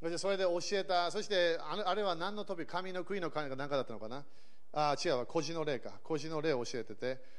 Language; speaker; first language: Japanese; early bilingual, other home language; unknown